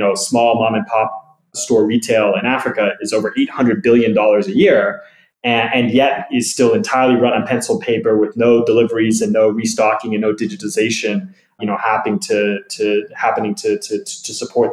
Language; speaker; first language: English; native; English